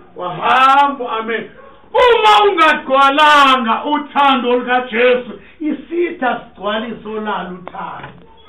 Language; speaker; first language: Zulu; non-native, local second language; Xhosa